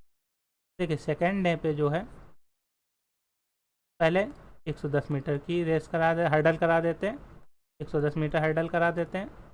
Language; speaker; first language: Hindi; native; Hindi